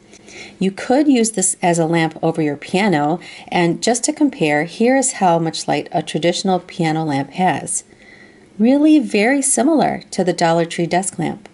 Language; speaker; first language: English; native; English